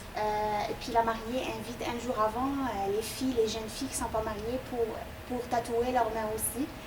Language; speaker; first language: French; non-native, local second language; Arabic